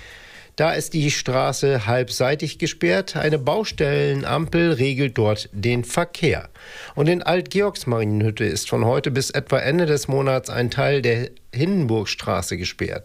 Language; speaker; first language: German; native; German